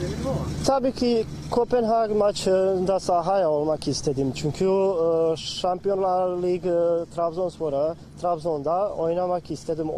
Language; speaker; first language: Turkish; non-native, learner; Bosnian